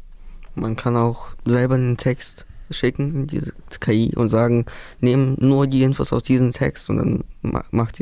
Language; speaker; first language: German; early bilingual, other home language; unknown